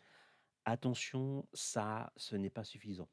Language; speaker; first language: French; native; French